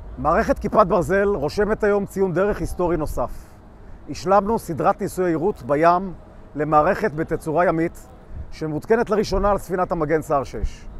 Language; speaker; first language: Hebrew; native; Hebrew